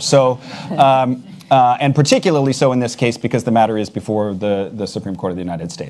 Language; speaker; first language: English; native; English